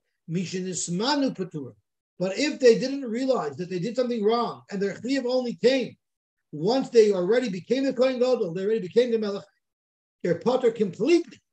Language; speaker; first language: English; native; English